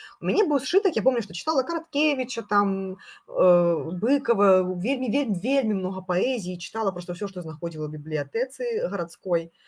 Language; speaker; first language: Belarusian; non-native, local second language; Russian